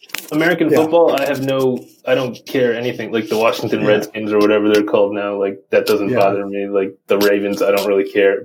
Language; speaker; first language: English; native; English